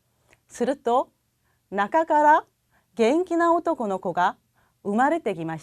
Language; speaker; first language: Japanese; non-native, fluent; Korean